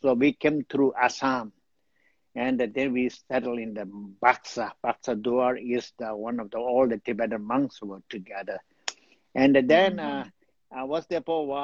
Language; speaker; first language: English; non-native, local second language; Tibetan